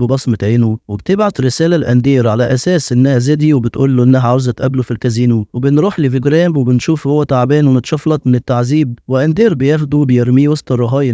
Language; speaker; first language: Arabic; native; Arabic